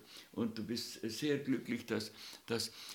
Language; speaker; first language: German; non-native, fluent; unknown